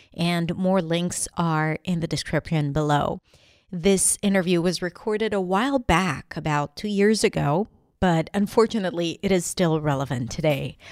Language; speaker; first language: English; non-native, fluent; Hebrew